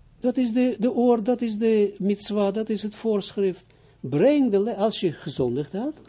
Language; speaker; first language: Dutch; non-native, fluent; Hebrew